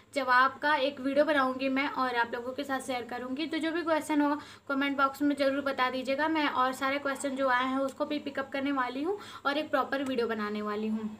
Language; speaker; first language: Hindi; non-native, local second language; Bhojpuri